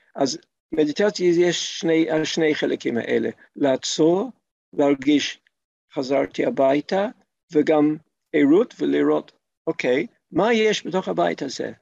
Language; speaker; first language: Hebrew; non-native, fluent; English